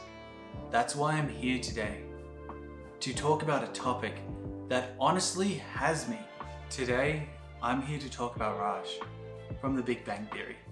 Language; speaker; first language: English; native; English